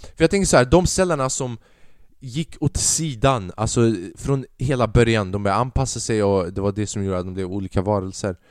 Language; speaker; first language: Swedish; early bilingual, other home language; Albanian